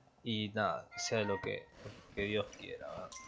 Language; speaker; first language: Spanish; native; Spanish